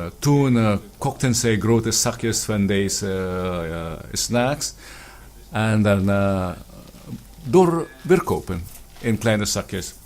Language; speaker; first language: Dutch; non-native, fluent; Filipino